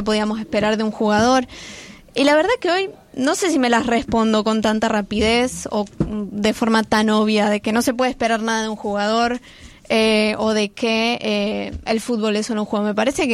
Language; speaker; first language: Spanish; native; Spanish